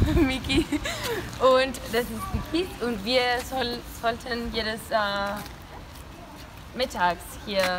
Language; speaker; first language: German; non-native, learner; Spanish